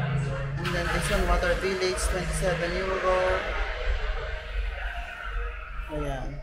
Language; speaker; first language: English; non-native, local second language; Filipino